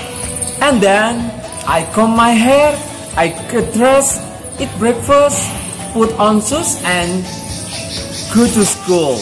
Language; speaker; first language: English; non-native, fluent; Indonesian